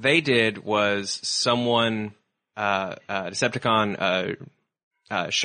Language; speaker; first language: English; native; English